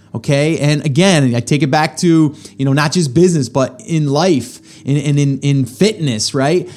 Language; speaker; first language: English; native; English